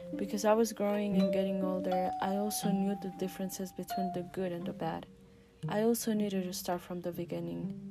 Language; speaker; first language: English; early bilingual, other home language; Spanish